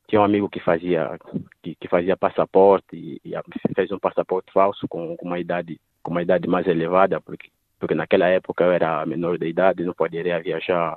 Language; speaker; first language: Portuguese; early bilingual, other home language; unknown